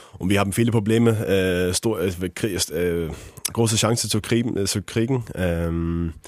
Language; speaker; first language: German; non-native, learner; Faroese